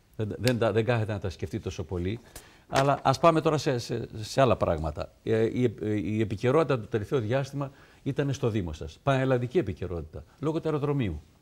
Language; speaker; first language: Greek; native; Greek